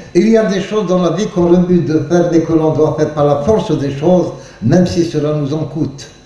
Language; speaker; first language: French; non-native, local second language; Arabic